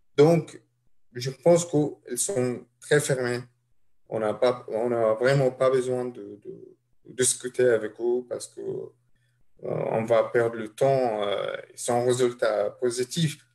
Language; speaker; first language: French; non-native, fluent; Arabic